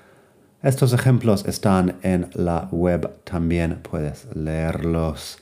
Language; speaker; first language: Spanish; non-native, fluent; English